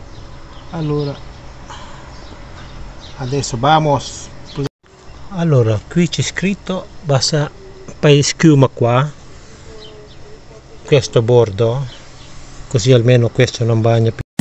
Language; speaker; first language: Italian; non-native, learner; Filipino